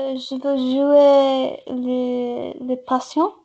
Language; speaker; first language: French; non-native, learner; English